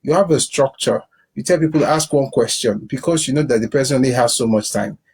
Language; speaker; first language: English; non-native, local second language; Yoruba